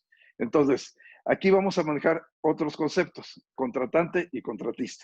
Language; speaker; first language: Spanish; native; Spanish